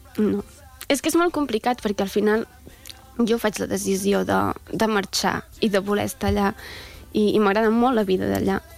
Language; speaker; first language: Catalan; native; Catalan